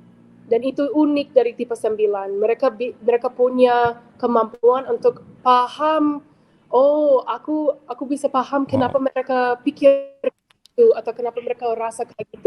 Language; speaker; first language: Indonesian; non-native, fluent; English